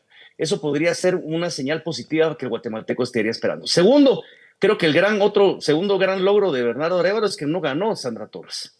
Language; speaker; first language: Spanish; native; Spanish